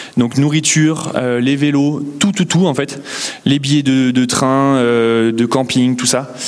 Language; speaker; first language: French; native; French